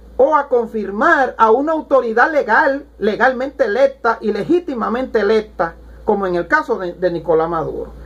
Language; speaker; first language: Spanish; native; Spanish